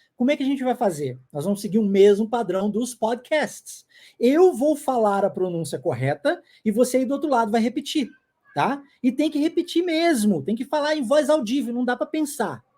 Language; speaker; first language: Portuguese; non-native, fluent; English